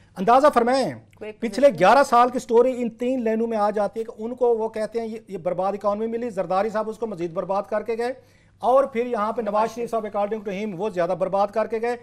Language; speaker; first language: Urdu; non-native, local second language; Saraiki